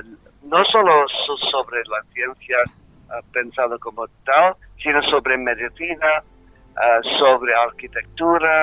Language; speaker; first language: Spanish; non-native, fluent; English